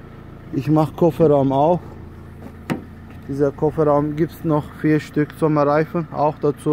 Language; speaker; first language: German; non-native, learner; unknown